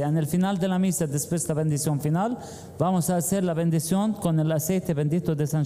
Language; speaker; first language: Spanish; non-native, learner; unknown